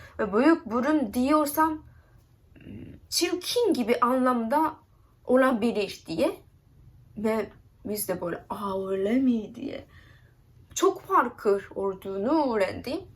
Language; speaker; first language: Turkish; non-native, learner; Japanese